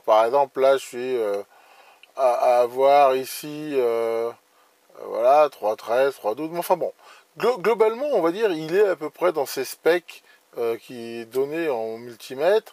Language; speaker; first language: French; native; French